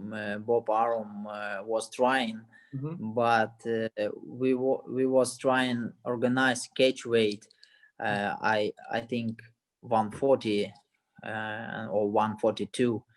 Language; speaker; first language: English; non-native, learner; Russian